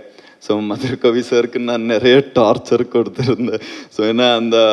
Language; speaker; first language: Tamil; non-native, fluent; Malayalam